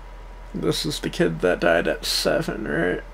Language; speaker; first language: English; native; English